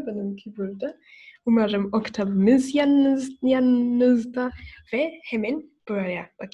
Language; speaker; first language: Turkish; non-native, fluent; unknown